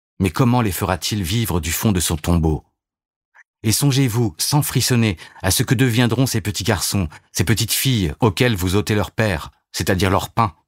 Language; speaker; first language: French; native; French